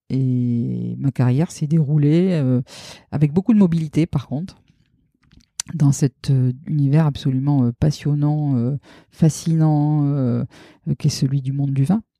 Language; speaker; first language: French; native; French